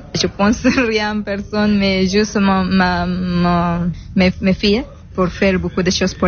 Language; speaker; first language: French; non-native, learner; Spanish